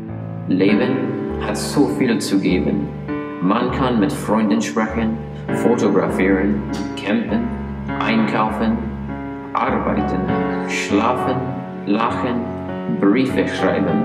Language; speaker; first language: German; non-native, learner; English